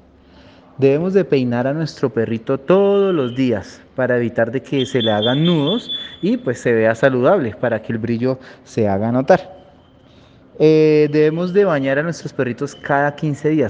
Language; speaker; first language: Spanish; native; Spanish